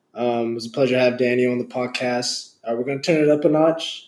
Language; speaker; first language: English; early bilingual, other home language; Hindi